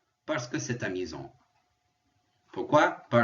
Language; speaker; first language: French; non-native, fluent; English